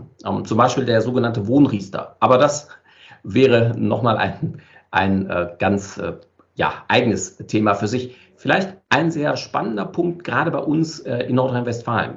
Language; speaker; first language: German; native; German